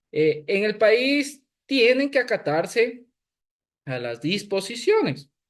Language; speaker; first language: Spanish; native; Spanish